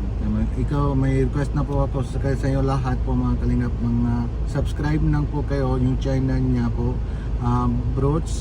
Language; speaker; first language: Filipino; non-native, learner; Punjabi